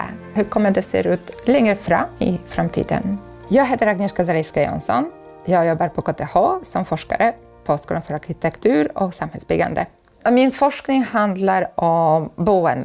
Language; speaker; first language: Swedish; non-native, fluent; Polish